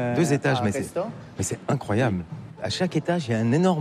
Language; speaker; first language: French; native; French